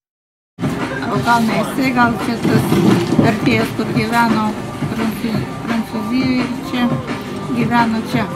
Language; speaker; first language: Russian; non-native, local second language; Lithuanian